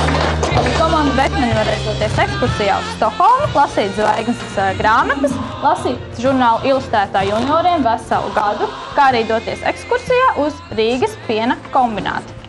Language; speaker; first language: Latvian; native; Latvian